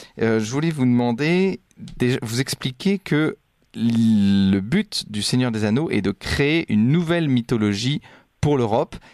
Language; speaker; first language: French; native; French